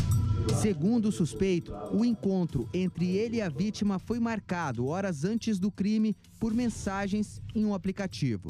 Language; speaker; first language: Portuguese; native; Portuguese